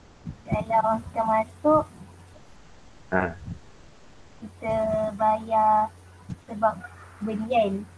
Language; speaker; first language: Malay; native; Malay